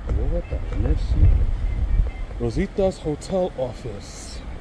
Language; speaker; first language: English; native; English